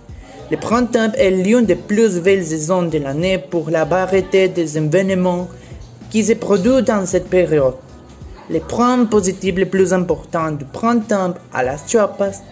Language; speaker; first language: French; non-native, learner; Spanish